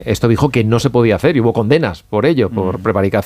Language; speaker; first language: Spanish; native; Spanish